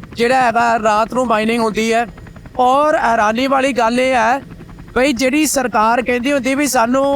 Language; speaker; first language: Punjabi; native; Punjabi